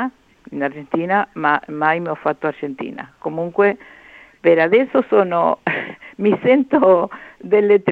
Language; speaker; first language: Italian; early bilingual, heritage; Spanish